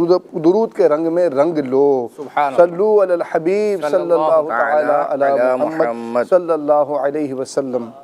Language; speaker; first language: Urdu; native; Urdu